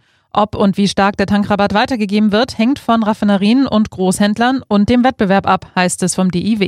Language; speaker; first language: German; native; German